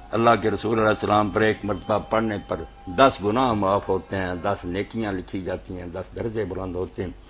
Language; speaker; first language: Urdu; non-native, local second language; Punjabi